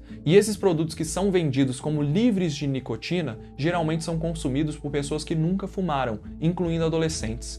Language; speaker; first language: Portuguese; native; Portuguese